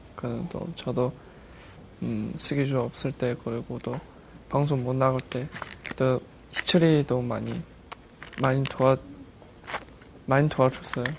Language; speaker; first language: Korean; non-native, learner; Chinese